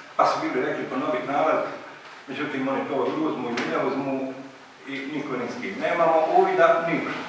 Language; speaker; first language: Bosnian; native; Bosnian